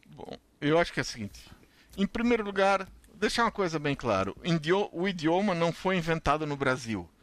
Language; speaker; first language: Portuguese; native; Portuguese